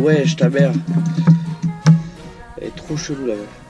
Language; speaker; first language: French; native; French